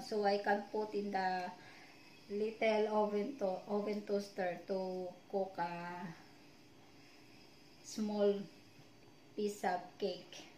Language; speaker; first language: English; non-native, local second language; Filipino